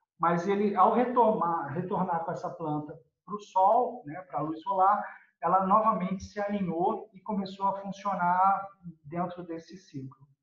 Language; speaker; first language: Portuguese; native; Portuguese